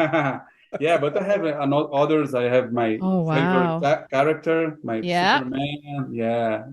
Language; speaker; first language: English; non-native, fluent; Portuguese